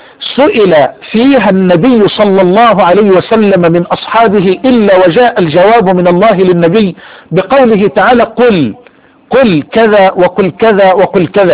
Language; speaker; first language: Arabic; native; Arabic